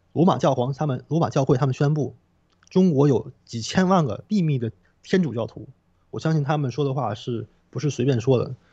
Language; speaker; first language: Chinese; non-native, local second language; Korean